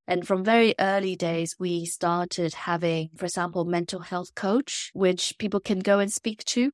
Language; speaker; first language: English; non-native, local second language; Chinese